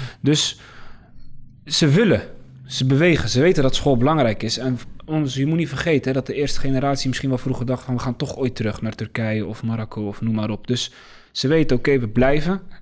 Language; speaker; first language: Dutch; early bilingual, other home language; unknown